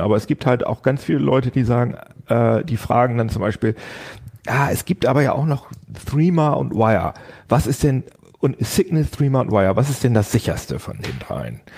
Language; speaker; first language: German; native; German